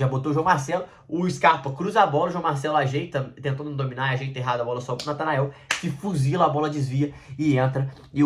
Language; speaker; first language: Portuguese; native; Portuguese